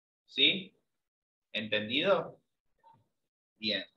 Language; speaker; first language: Spanish; native; Spanish